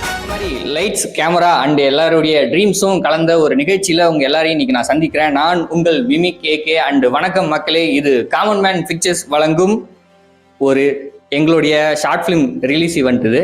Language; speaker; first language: Tamil; native; Tamil